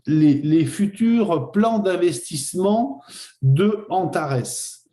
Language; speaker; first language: French; native; French